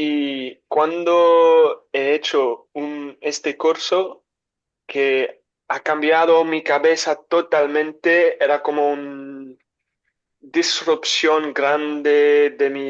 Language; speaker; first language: Spanish; non-native, learner; English